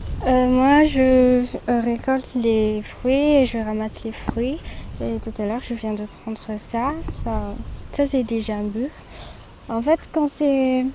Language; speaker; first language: French; non-native, local second language; Malagasy